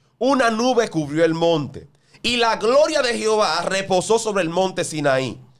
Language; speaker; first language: Spanish; native; Spanish